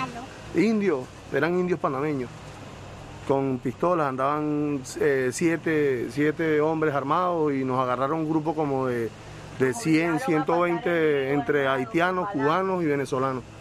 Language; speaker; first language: Spanish; native; Spanish